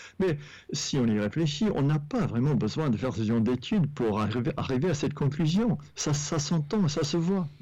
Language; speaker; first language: French; non-native, fluent; English